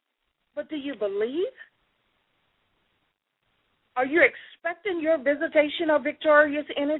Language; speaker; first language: English; native; English